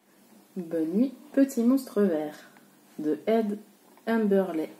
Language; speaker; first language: French; native; French